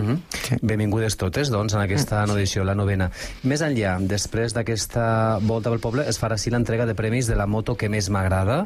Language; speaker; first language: Catalan; native; Catalan